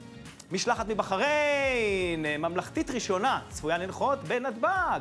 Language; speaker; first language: Hebrew; native; Hebrew